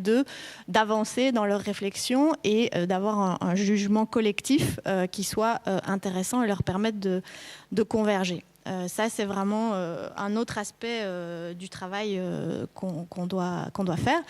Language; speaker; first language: French; native; French